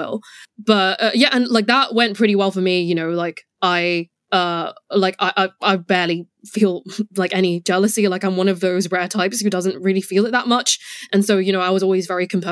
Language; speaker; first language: English; non-native, local second language; Cantonese